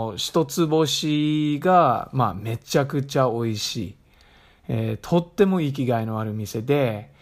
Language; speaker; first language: Japanese; non-native, fluent; English